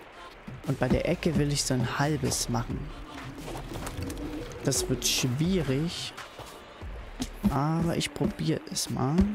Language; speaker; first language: German; native; German